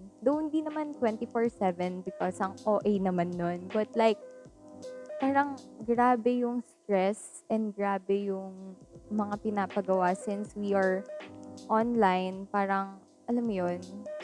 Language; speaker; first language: English; non-native, local second language; Filipino